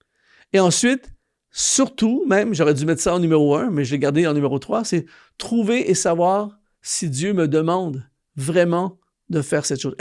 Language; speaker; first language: French; native; French